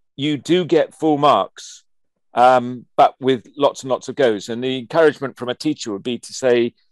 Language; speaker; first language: English; native; English